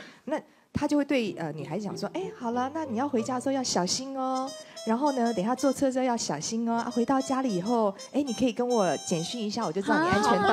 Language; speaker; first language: Chinese; native; Chinese